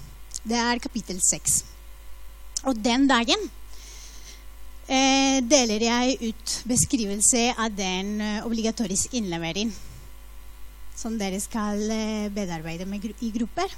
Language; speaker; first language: Norwegian; non-native, fluent; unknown